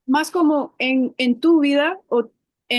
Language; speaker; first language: Spanish; non-native, learner; English